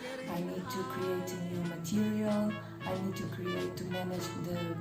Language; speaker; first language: English; non-native, fluent; Portuguese